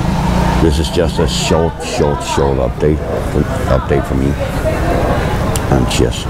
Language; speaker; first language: English; non-native, learner; Danish